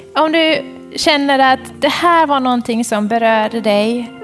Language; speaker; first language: Swedish; non-native, fluent; Persian